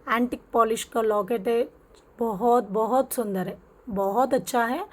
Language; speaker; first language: Hindi; non-native, local second language; Telugu